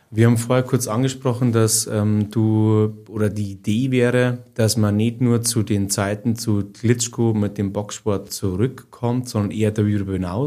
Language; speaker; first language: German; native; German